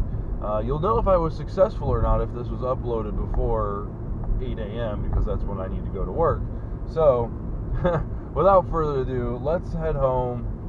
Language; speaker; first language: English; native; English